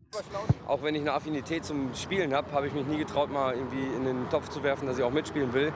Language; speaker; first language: German; native; German